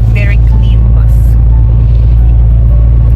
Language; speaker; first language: English; non-native, local second language; Filipino